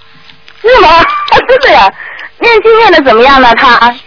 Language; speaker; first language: Chinese; native; Chinese